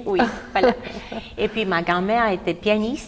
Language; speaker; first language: French; non-native, fluent; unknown